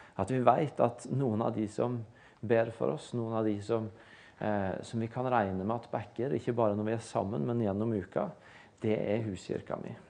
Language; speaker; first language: Norwegian; native; Norwegian